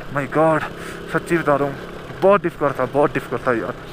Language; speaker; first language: Hindi; native; Hindi